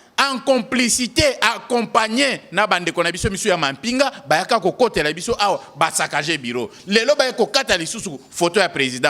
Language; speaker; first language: Lingala; non-native, local second language; Luba-Lulua